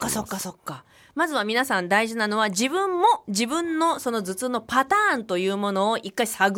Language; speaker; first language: Japanese; native; Japanese